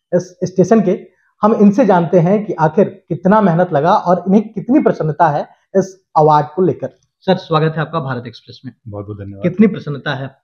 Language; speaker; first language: Hindi; native; Hindi